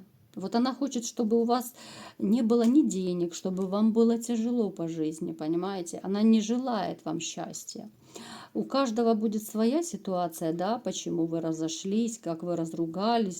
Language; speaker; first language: Russian; native; Russian